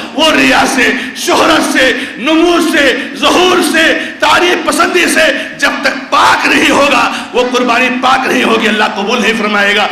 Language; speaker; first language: Urdu; non-native, local second language; Konkani